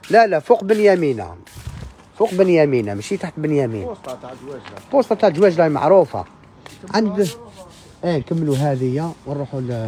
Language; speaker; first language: Arabic; native; Arabic